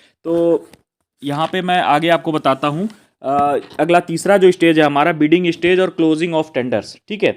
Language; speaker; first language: Hindi; native; Hindi